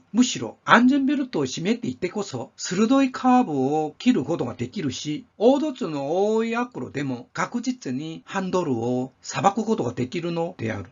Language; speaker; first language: Japanese; non-native, fluent; Korean